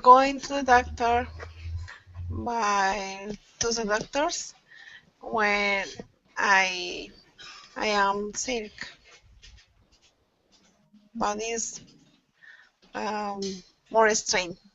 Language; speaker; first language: English; non-native, learner; Spanish